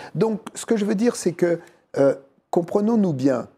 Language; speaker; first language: French; native; French